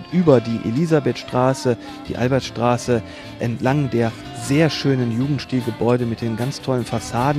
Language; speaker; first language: German; native; German